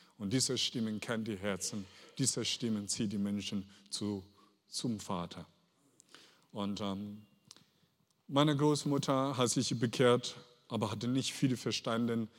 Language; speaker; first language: German; non-native, fluent; Chinese